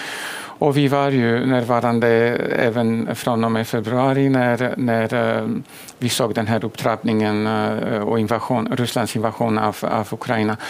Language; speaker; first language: Swedish; non-native, fluent; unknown